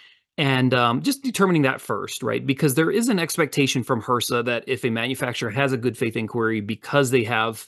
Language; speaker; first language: English; native; English